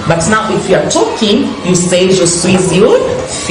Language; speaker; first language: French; non-native, fluent; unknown